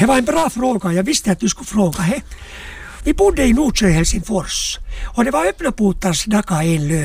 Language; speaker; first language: Swedish; non-native, local second language; Finnish